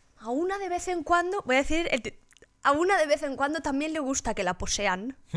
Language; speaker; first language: Spanish; native; Spanish